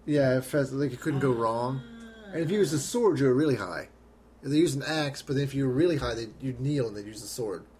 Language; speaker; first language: English; native; English